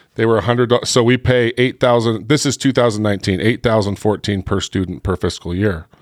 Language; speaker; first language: English; native; English